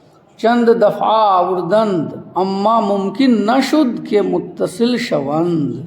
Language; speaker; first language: Persian; non-native, fluent; Urdu